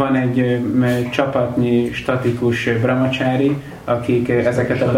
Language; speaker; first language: Hungarian; native; Hungarian